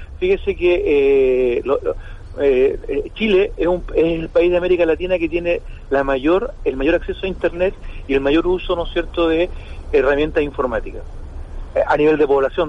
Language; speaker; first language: Spanish; native; Spanish